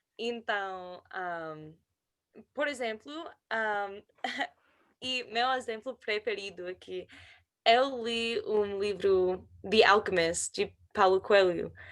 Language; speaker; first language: Portuguese; non-native, learner; English